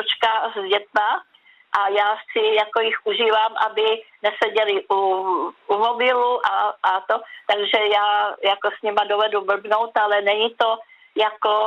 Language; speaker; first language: Czech; native; Czech